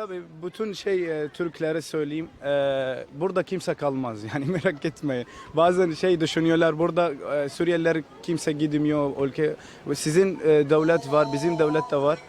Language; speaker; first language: Turkish; non-native, learner; Arabic